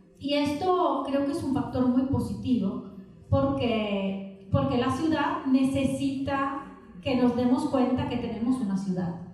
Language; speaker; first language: Spanish; non-native, fluent; Italian